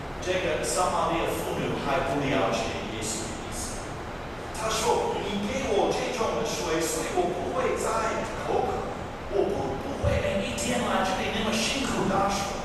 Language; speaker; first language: Chinese; non-native, fluent; English